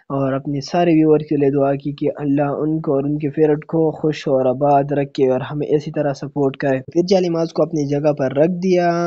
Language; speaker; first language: Hindi; native; Hindi